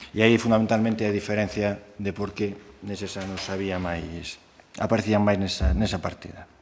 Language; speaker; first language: Galician; non-native, local second language; Spanish